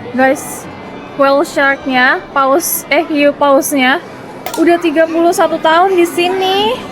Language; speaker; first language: Indonesian; native; Indonesian